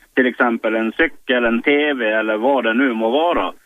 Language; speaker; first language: Swedish; native; Swedish